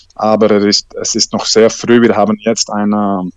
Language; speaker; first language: German; non-native, learner; Dutch